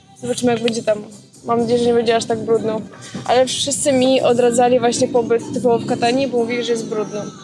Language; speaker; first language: Polish; native; Polish